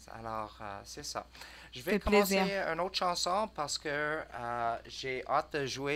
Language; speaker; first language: French; non-native, learner; English